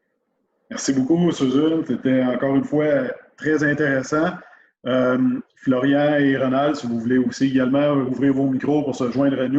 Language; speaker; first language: French; native; French